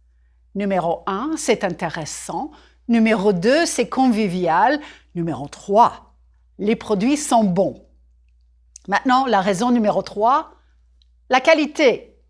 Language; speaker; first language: French; non-native, fluent; English